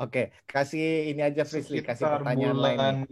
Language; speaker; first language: Indonesian; native; Indonesian